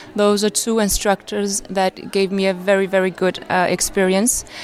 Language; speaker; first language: English; non-native, fluent; Arabic